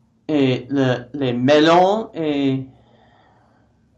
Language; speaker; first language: French; non-native, learner; English